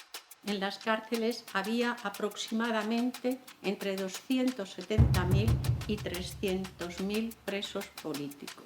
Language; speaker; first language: Spanish; native; Spanish